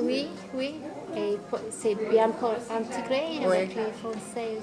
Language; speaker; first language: French; non-native, learner; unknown